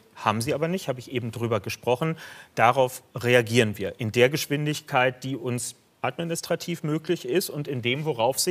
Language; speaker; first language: German; native; German